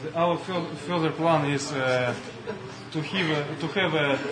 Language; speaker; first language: English; non-native, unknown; Russian